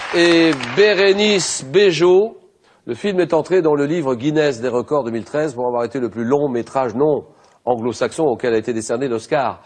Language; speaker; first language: French; native; French